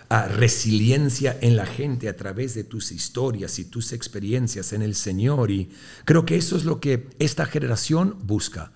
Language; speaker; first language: Spanish; early bilingual, heritage; Spanish